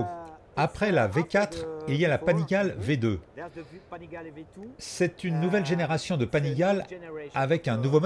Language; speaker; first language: French; native; French